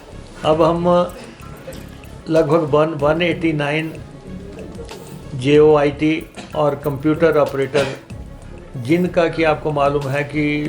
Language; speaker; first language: Hindi; native; Hindi